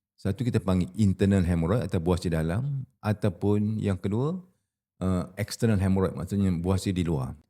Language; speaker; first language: Malay; native; Malay